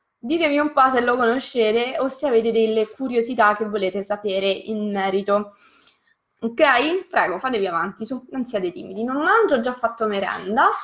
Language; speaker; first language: Italian; native; Italian